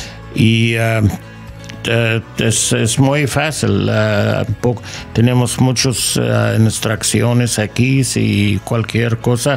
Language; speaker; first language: Spanish; non-native, fluent; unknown